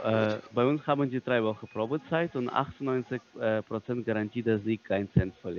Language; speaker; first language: German; non-native, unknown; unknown